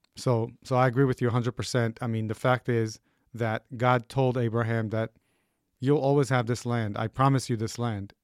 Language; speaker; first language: English; early bilingual, other home language; Hebrew